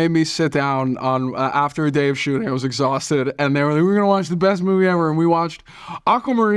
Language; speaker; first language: English; native; English